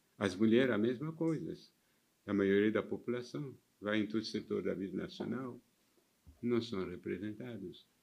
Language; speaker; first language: Portuguese; non-native, fluent; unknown